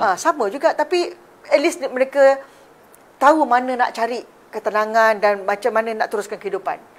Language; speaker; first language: Malay; native; Malay